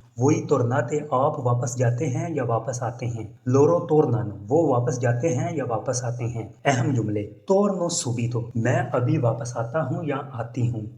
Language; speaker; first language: Urdu; non-native, local second language; Punjabi